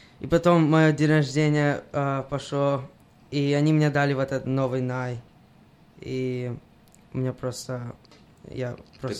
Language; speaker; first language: Russian; early bilingual, heritage; Russian